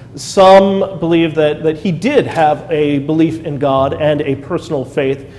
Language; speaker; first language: English; native; English